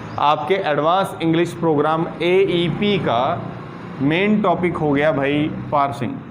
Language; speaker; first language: Hindi; non-native, local second language; Punjabi